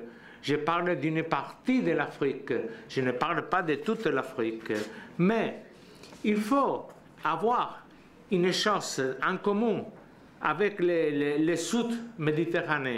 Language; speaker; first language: French; non-native, learner; Spanish